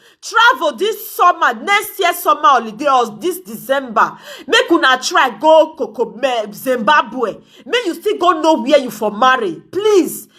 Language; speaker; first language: Nigerian Pidgin; native; Nigerian Pidgin